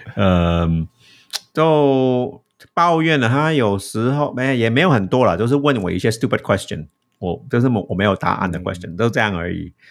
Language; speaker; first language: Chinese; early bilingual, heritage; Chinese